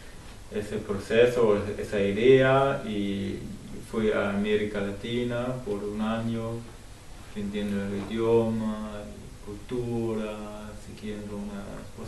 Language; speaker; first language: Spanish; non-native, fluent; German